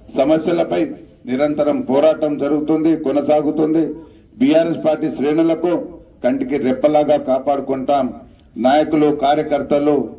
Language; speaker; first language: Telugu; non-native, local second language; Lambadi